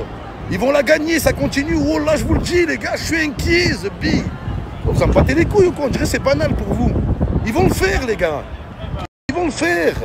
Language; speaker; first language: French; native; French